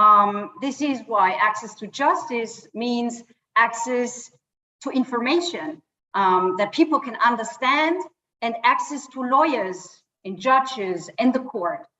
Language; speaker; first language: English; non-native, fluent; German